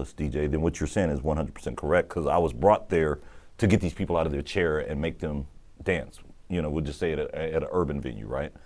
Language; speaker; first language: English; native; English